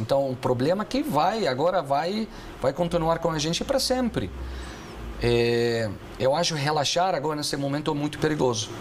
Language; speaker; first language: Portuguese; non-native, fluent; Arabic